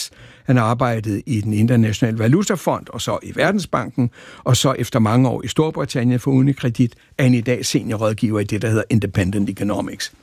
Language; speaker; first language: Danish; native; Danish